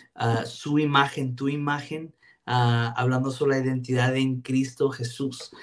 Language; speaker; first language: Spanish; native; Spanish